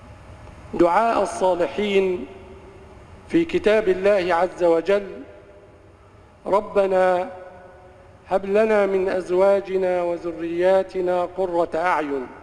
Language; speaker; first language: Arabic; native; Arabic